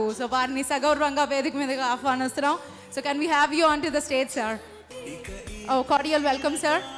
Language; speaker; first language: Telugu; native; Telugu